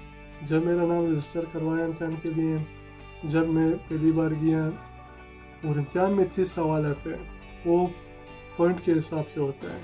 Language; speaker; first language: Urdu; non-native, fluent; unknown